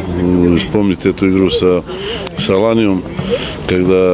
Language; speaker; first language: Russian; non-native, fluent; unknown